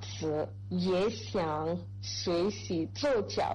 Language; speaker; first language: Chinese; non-native, learner; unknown